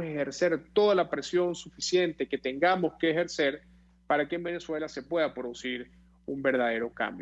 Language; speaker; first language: Spanish; native; Spanish